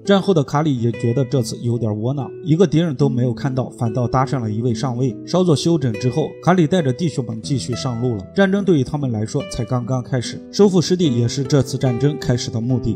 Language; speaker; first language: Chinese; native; Chinese